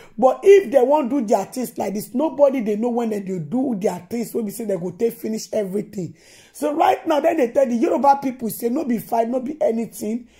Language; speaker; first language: Nigerian Pidgin; non-native, local second language; Yoruba